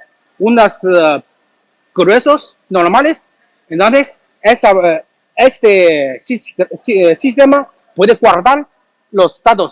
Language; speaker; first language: Spanish; non-native, learner; Chinese